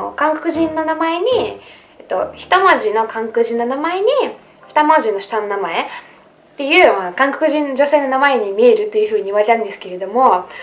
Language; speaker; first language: Japanese; non-native, fluent; Russian